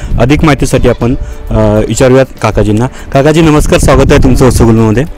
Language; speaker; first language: Marathi; native; Marathi